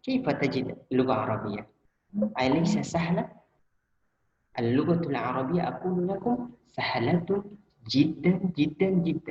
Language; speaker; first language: Arabic; non-native, fluent; Indonesian